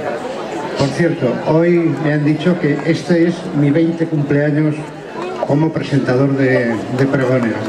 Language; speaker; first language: Spanish; native; Spanish